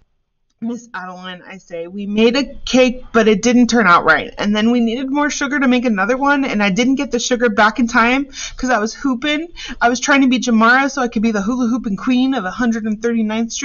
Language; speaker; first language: English; native; English